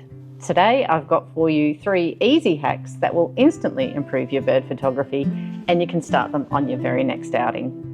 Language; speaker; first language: English; native; English